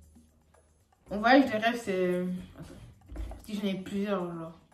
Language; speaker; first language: French; native; French